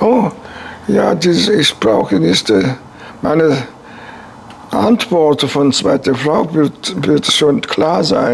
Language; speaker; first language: German; non-native, fluent; Korean